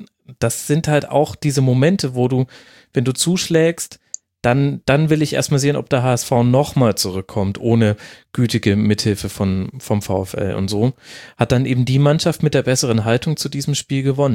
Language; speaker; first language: German; native; German